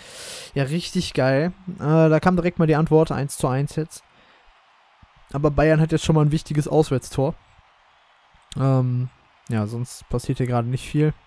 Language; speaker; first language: German; native; German